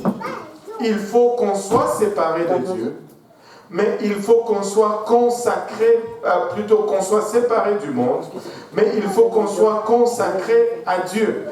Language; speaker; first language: French; non-native, local second language; Swahili